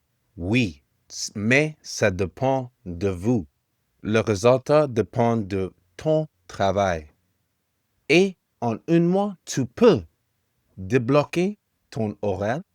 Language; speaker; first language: French; non-native, fluent; English